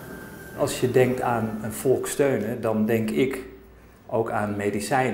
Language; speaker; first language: Dutch; native; Dutch